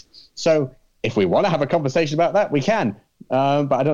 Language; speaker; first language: English; native; English